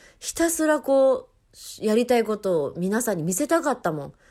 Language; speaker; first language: Japanese; native; Japanese